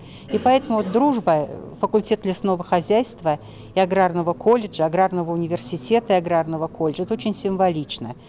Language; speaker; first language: Russian; native; Russian